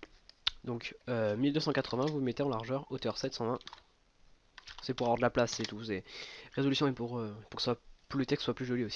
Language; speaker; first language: French; native; French